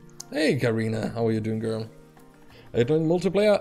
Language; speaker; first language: English; non-native, fluent; Danish